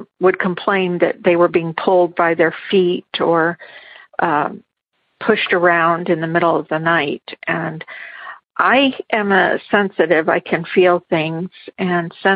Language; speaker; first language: English; native; English